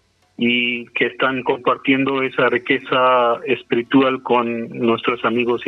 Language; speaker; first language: Spanish; non-native, fluent; Hindi